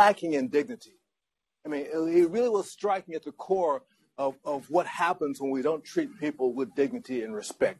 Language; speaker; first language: English; native; English